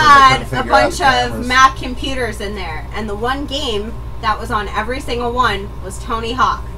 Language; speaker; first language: English; native; English